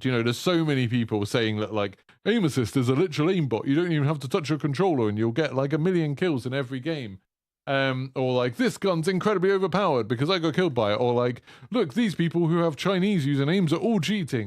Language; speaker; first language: English; native; English